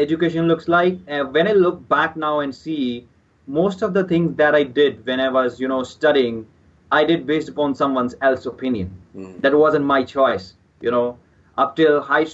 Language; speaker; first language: English; non-native, local second language; Punjabi